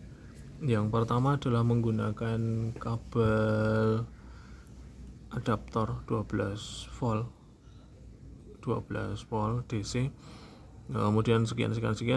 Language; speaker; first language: Indonesian; native; Indonesian